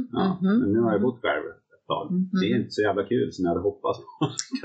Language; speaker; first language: Swedish; native; Swedish